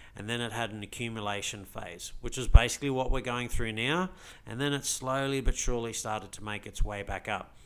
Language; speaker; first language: English; native; English